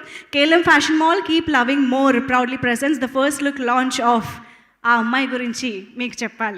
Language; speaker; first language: Telugu; native; Telugu